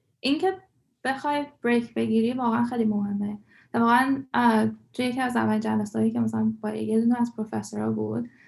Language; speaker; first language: Persian; early bilingual, heritage; Persian